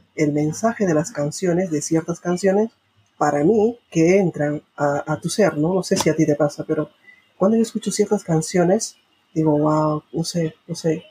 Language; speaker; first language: Spanish; native; Spanish